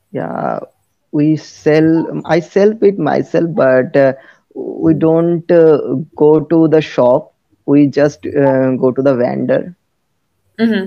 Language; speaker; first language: English; non-native, local second language; Hindi